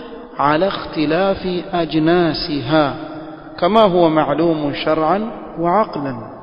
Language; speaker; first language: Arabic; non-native, fluent; Swahili